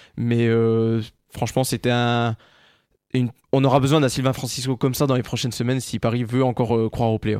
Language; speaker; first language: French; native; French